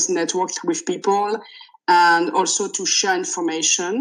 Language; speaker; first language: English; non-native, fluent; French